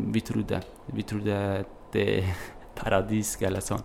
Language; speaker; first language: Norwegian; non-native, learner; Kurdish